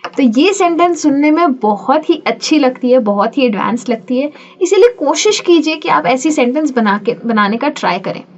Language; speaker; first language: Hindi; native; Hindi